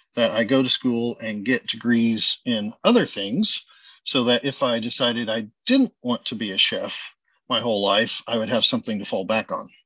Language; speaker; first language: English; native; English